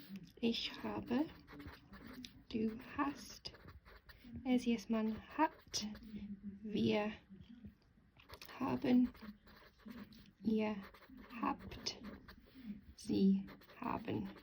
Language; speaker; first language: German; non-native, fluent; English